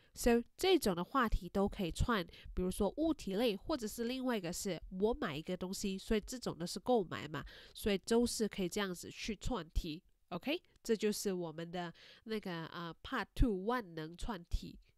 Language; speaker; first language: Chinese; native; Chinese